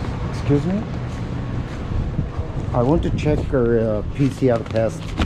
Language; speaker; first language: English; non-native, learner; Japanese